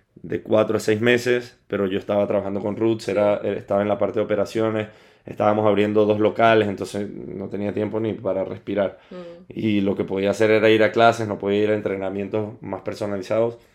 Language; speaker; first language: Spanish; native; Spanish